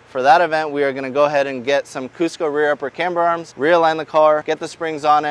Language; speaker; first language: English; native; English